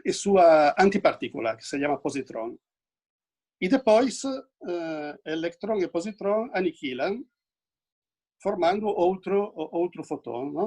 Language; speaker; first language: Portuguese; non-native, fluent; Italian